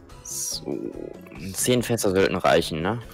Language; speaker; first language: German; native; German